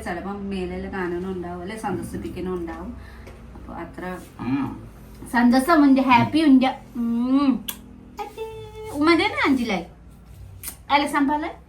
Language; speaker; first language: Malayalam; non-native, learner; Nepali